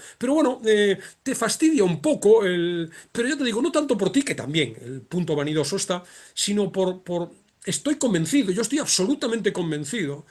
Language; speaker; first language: Spanish; native; Spanish